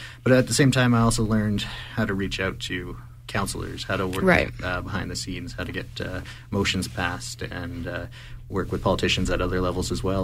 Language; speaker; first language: English; native; English